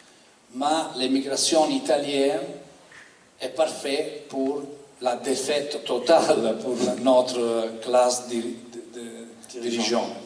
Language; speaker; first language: French; non-native, learner; Italian